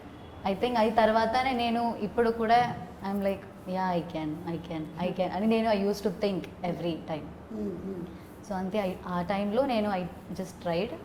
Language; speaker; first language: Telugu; non-native, learner; Malayalam